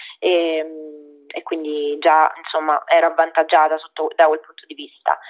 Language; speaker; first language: Italian; native; Italian